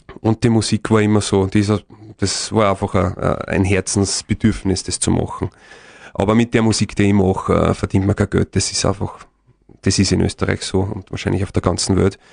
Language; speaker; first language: German; native; German